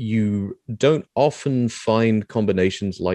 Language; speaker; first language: English; native; English